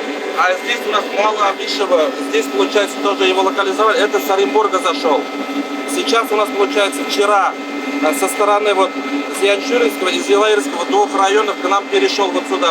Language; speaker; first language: Russian; native; Russian